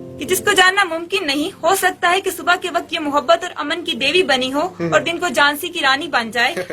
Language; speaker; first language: Urdu; non-native, local second language; Punjabi